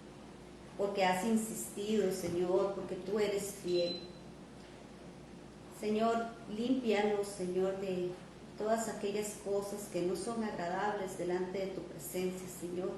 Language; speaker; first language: Spanish; native; Spanish